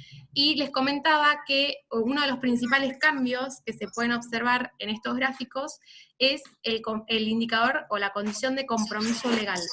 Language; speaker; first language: Spanish; native; Spanish